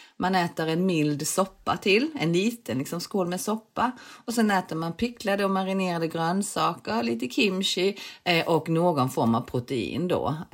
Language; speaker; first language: Swedish; early bilingual, other home language; Korean